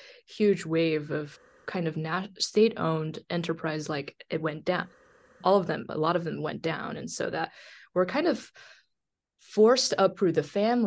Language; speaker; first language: English; non-native, fluent; Chinese